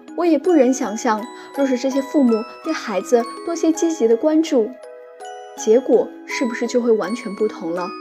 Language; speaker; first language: Chinese; native; Chinese